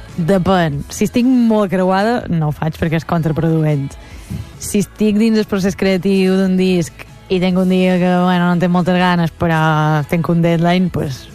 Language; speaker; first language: Catalan; native; Catalan